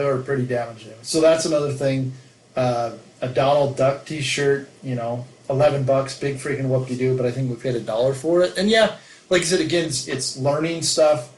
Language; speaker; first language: English; native; English